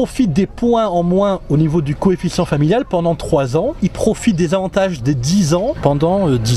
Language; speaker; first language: French; native; French